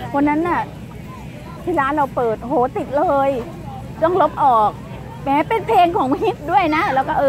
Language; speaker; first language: Thai; native; Thai